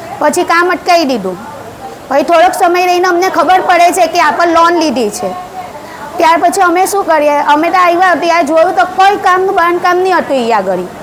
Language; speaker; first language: Gujarati; native; Gujarati